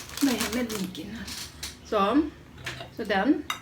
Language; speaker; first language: Swedish; non-native, learner; Thai